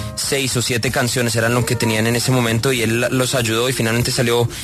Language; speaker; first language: Spanish; native; Spanish